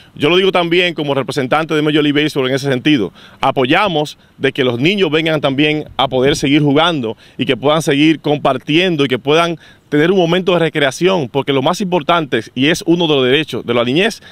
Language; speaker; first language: Spanish; native; Spanish